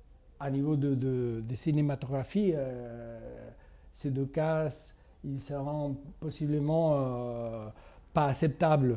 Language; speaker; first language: French; non-native, fluent; Spanish